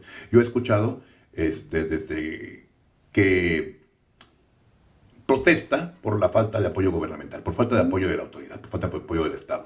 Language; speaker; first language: Spanish; native; Spanish